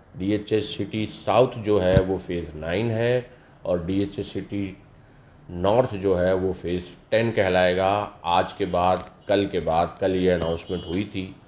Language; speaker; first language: Urdu; native; Urdu